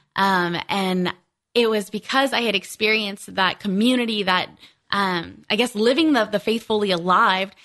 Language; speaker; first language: English; native; English